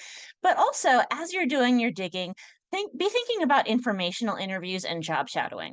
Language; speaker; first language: English; native; English